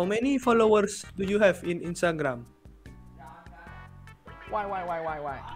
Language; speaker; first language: English; non-native, learner; Indonesian